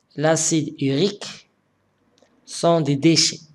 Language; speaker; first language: French; non-native, local second language; Arabic